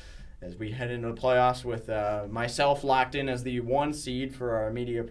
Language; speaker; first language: English; native; English